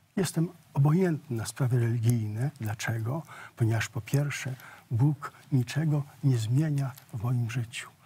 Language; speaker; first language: Polish; native; Polish